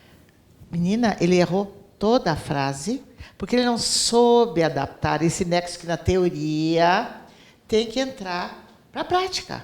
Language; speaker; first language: Portuguese; native; Portuguese